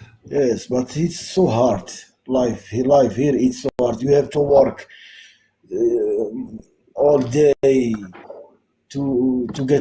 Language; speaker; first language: English; non-native, local second language; Arabic